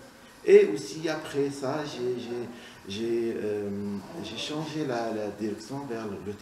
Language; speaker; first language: French; non-native, local second language; Arabic